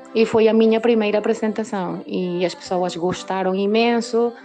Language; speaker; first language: Portuguese; early bilingual, other home language; Spanish